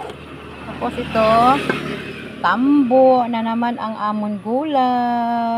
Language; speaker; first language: Filipino; non-native, local second language; Hiligaynon